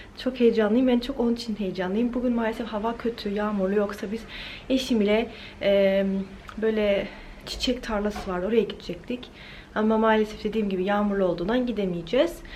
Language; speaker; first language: Turkish; early bilingual, heritage; Turkish